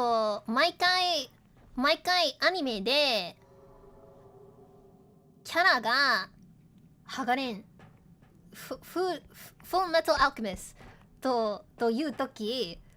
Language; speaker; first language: Japanese; non-native, learner; English